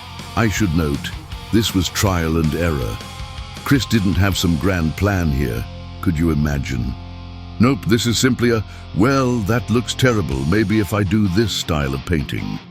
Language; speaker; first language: English; native; English